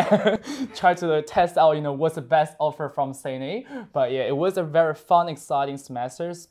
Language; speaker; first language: English; non-native, fluent; Chinese